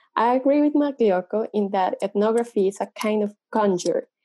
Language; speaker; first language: English; non-native, fluent; Spanish